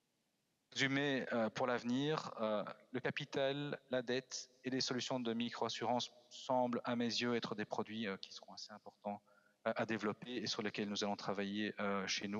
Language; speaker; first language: French; native; French